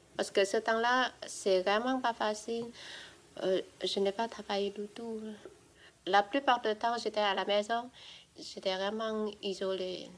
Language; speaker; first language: French; non-native, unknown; Vietnamese